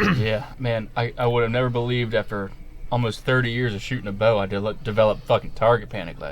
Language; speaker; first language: English; native; English